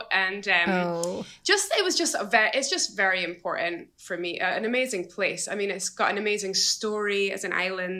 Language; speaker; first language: English; native; English